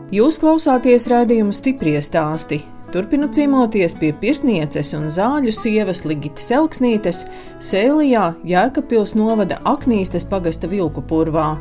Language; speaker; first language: Latvian; native; Latvian